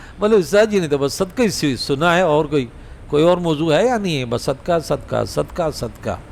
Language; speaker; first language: Urdu; non-native, local second language; Pashto